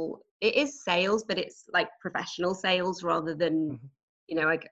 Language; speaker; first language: English; native; English